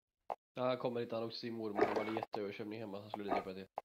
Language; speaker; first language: Swedish; native; Swedish